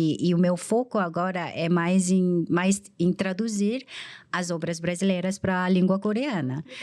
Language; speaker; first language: Portuguese; non-native, fluent; Korean